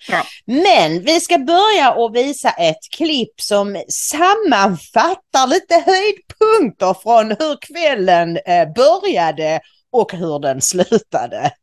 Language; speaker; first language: Swedish; native; Swedish